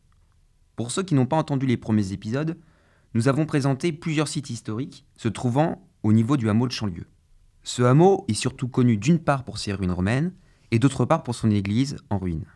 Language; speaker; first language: French; native; French